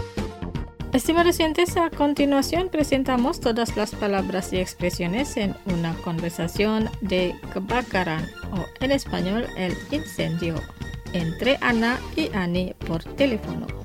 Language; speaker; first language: Spanish; non-native, fluent; Indonesian